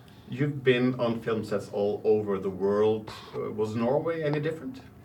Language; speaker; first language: English; non-native, fluent; Norwegian